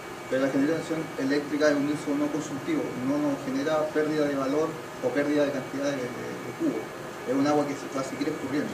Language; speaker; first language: Spanish; native; Spanish